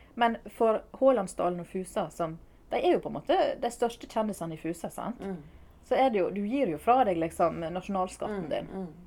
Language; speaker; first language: Norwegian; native; Norwegian